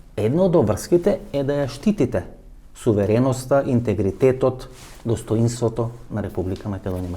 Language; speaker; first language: Macedonian; native; Macedonian